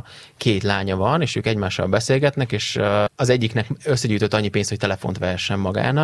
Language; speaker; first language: Hungarian; native; Hungarian